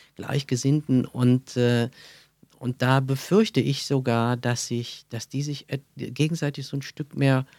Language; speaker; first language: German; native; German